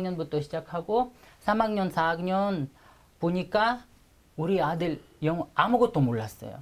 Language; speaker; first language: Korean; non-native, fluent; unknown